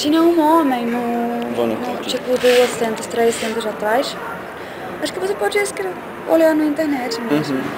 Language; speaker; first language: Portuguese; non-native, learner; Finnish